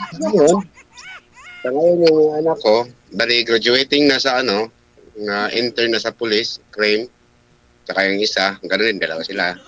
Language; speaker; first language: Filipino; non-native, local second language; Cebuano